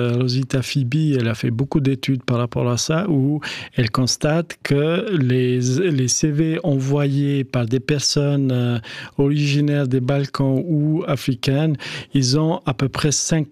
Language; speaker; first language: French; non-native, fluent; Albanian